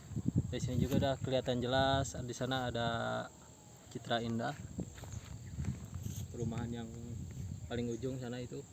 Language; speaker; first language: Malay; non-native, local second language; Sundanese